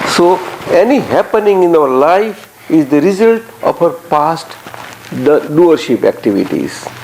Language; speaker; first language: English; non-native, local second language; Gujarati